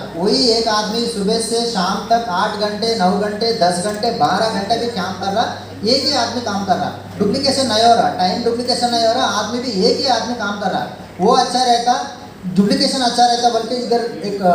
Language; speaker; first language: Hindi; non-native, local second language; Telugu